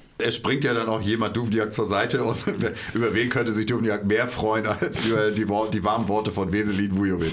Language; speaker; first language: German; native; German